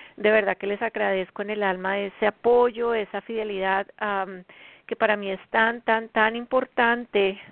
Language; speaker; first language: Spanish; native; Spanish